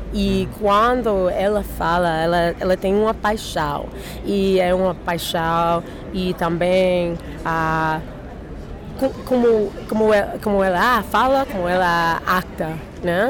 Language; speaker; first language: Portuguese; non-native, learner; English